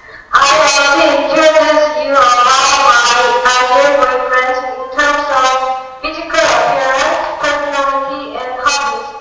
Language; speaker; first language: English; non-native, learner; Korean